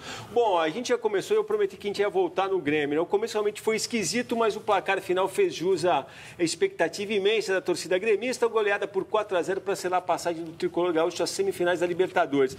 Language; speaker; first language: Portuguese; native; Portuguese